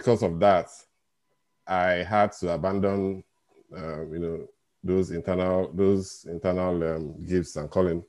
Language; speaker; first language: English; non-native, local second language; Igbo